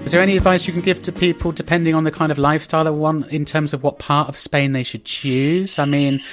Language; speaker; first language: English; native; English